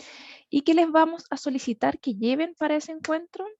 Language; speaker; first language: Spanish; native; Spanish